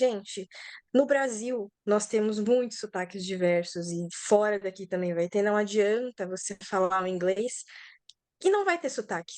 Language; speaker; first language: Portuguese; native; Portuguese